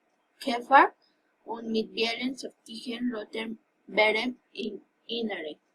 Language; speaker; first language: German; non-native, learner; Spanish